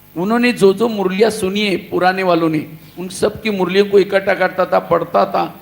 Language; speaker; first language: Hindi; non-native, local second language; Marathi